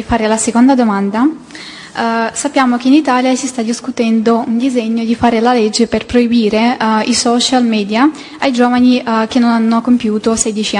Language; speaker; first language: Italian; non-native, fluent; Ukrainian